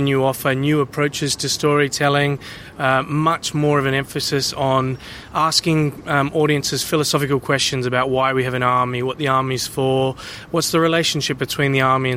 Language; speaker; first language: English; native; English